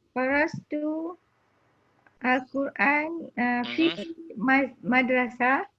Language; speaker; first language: Arabic; non-native, learner; Malay